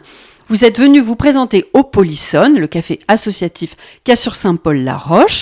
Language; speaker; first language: French; native; French